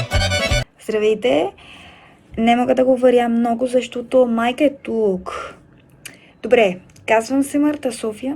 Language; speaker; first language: Bulgarian; non-native, learner; Spanish